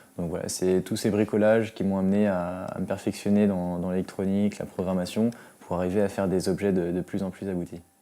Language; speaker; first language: French; native; French